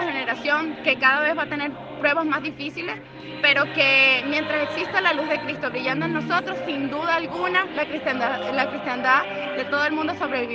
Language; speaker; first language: Spanish; native; Spanish